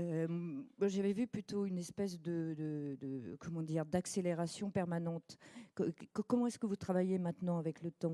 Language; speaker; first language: French; native; French